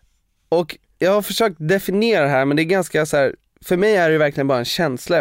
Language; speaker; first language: Swedish; native; Swedish